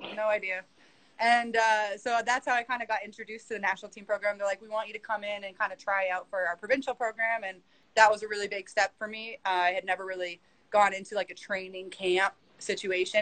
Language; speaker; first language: English; native; English